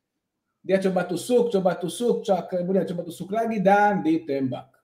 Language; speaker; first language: Indonesian; non-native, fluent; Hebrew